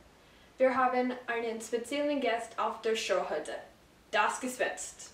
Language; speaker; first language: German; non-native, learner; English